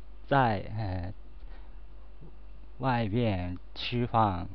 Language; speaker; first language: Chinese; non-native, learner; Japanese